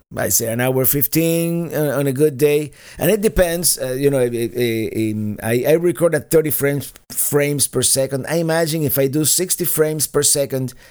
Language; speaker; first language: English; non-native, fluent; Spanish